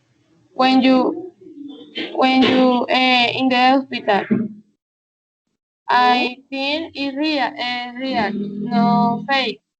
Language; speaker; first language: English; non-native, learner; Spanish